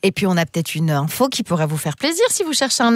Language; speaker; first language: French; native; French